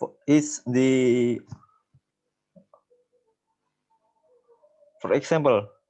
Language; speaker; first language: English; non-native, learner; Indonesian